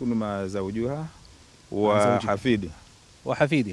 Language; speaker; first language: Arabic; non-native, fluent; Swahili